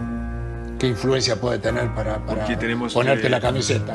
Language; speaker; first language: Spanish; native; Spanish